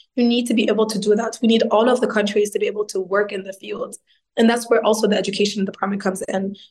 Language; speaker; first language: English; non-native, fluent; Arabic